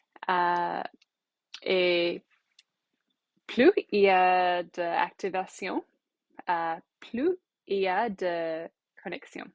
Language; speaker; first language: French; non-native, learner; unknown